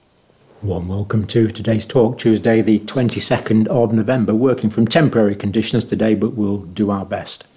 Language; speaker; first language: English; native; English